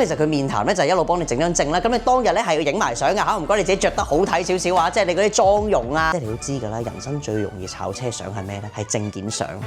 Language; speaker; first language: Cantonese; native; Cantonese